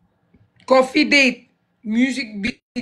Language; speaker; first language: English; non-native, learner; Filipino